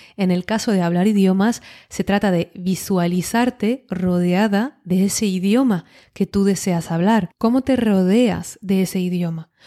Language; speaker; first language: Spanish; non-native, fluent; French